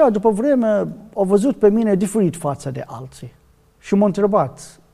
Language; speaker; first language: Romanian; non-native, learner; Arabic